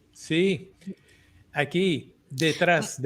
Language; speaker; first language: Spanish; non-native, learner; English